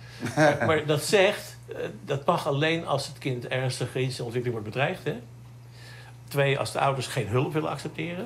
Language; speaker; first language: Dutch; native; Dutch